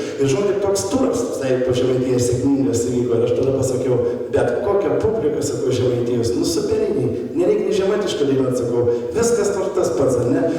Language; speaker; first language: Lithuanian; native; Lithuanian